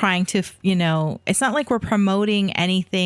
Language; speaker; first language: English; native; English